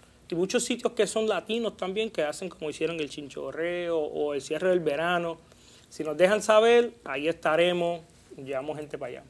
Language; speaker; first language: Spanish; early bilingual, heritage; Spanish